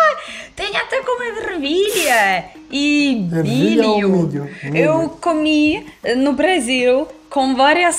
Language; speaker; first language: Portuguese; non-native, learner; Russian